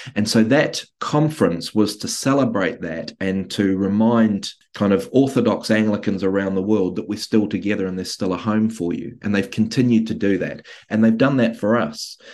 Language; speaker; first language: English; native; English